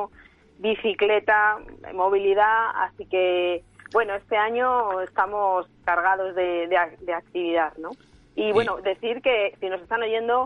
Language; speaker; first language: Spanish; native; Spanish